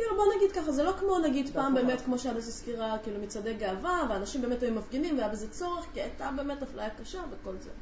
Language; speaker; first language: Hebrew; native; Hebrew